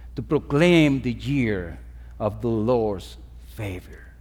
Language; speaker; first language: English; non-native, fluent; Spanish